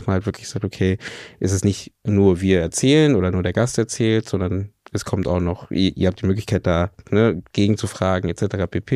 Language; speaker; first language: German; native; German